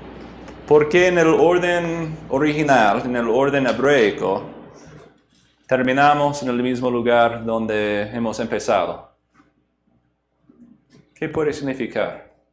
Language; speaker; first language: Spanish; non-native, fluent; English